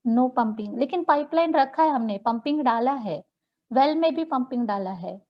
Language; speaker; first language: Hindi; non-native, local second language; Marathi